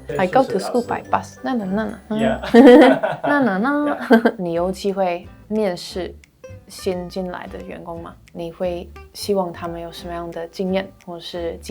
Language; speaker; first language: Chinese; early bilingual, heritage; English